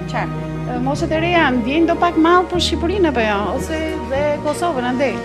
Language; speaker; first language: Albanian; native; Albanian